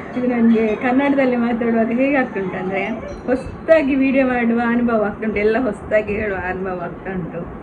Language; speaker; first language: Kannada; non-native, local second language; Tulu